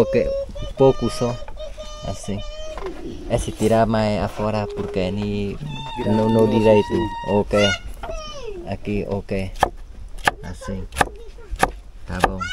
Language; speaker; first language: Portuguese; non-native, learner; Vietnamese